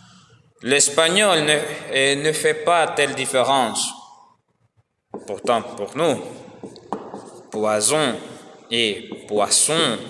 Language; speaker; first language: French; non-native, learner; Spanish